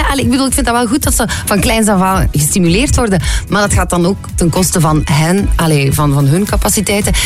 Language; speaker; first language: Dutch; native; Dutch